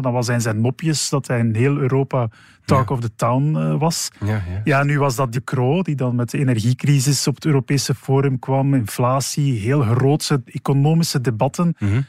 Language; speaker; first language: Dutch; native; Dutch